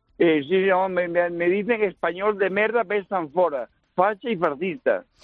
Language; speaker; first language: Spanish; native; Spanish